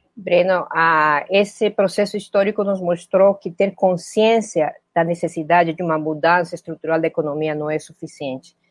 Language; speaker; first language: Portuguese; non-native, fluent; Spanish